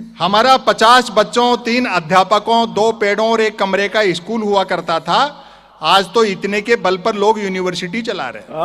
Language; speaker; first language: Hindi; native; Hindi